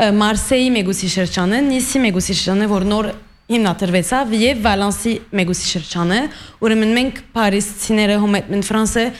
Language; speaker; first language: Armenian; early bilingual, heritage; Armenian